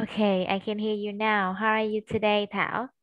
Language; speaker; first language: English; non-native, fluent; Vietnamese